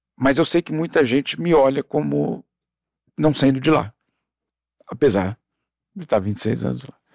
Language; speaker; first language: Portuguese; early bilingual, other home language; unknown